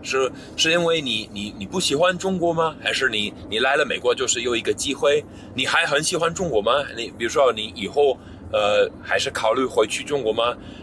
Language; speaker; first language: Chinese; non-native, fluent; English